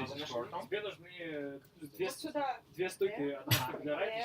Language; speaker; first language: Russian; native; Russian